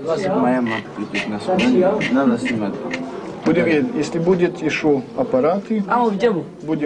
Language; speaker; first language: Russian; non-native, learner; French